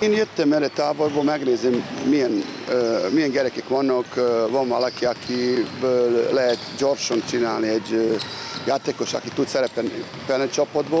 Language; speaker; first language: Hungarian; non-native, learner; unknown